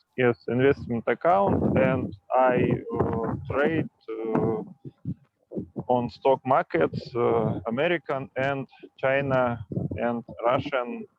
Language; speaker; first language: English; non-native, local second language; Russian